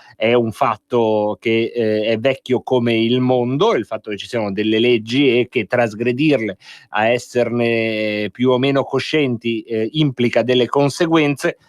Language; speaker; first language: Italian; native; Italian